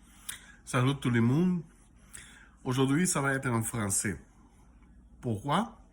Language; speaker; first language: French; non-native, fluent; Portuguese